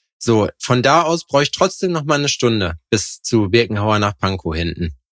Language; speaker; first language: German; native; German